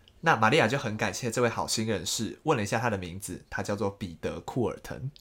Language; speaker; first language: Chinese; native; Chinese